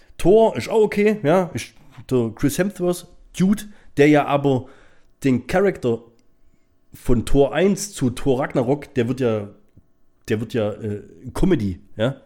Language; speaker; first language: German; native; German